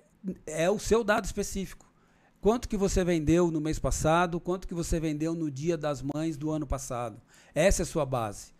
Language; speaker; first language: Portuguese; native; Portuguese